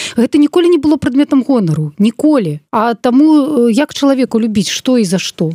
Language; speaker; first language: Belarusian; non-native, local second language; Russian